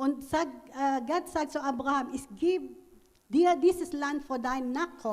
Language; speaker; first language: German; non-native, learner; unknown